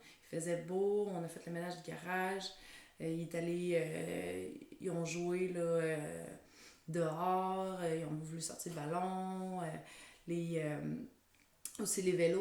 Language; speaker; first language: French; native; French